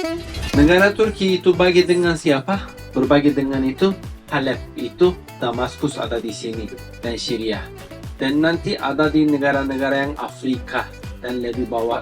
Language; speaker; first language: Indonesian; non-native, learner; Turkish